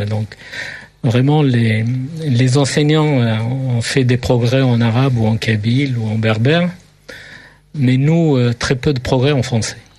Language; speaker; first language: French; early bilingual, other home language; Arabic